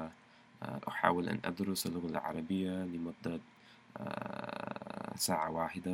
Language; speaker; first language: Arabic; non-native, learner; English